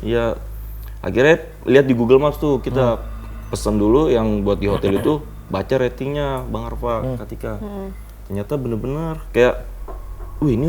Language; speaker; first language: Indonesian; native; Indonesian